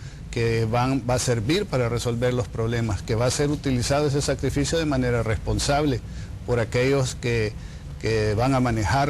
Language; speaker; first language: Spanish; native; Spanish